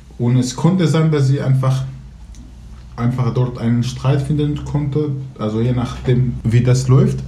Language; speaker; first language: German; non-native, fluent; Kurdish